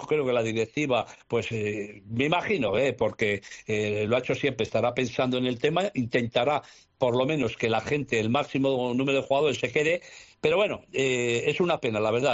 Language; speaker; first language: Spanish; native; Spanish